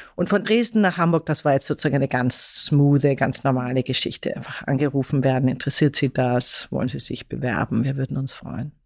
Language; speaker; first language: German; native; German